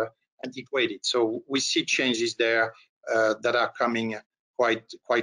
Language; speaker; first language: English; non-native, fluent; French